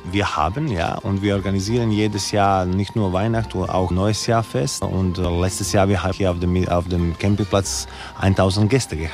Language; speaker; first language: German; non-native, learner; Croatian